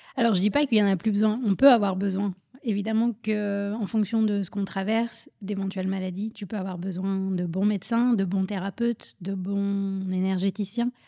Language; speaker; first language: French; native; French